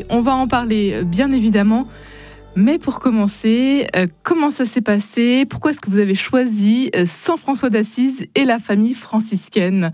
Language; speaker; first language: French; native; French